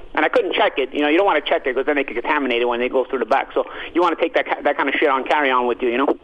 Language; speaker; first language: English; early bilingual, other home language; Italian